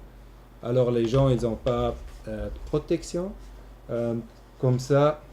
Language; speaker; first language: French; non-native, local second language; German